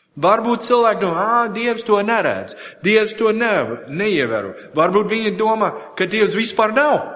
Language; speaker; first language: Latvian; non-native, fluent; English